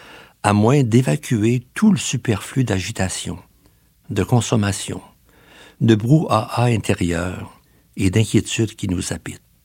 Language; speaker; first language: French; native; French